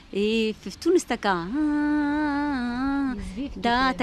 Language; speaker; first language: Bulgarian; non-native, learner; Arabic